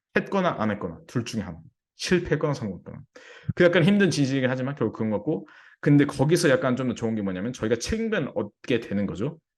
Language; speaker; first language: Korean; early bilingual, heritage; English